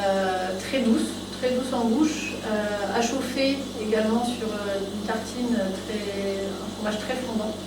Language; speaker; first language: French; native; French